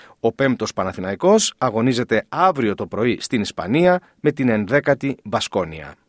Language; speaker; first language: Greek; native; Greek